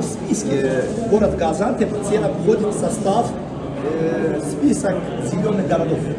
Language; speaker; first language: Russian; non-native, fluent; Turkish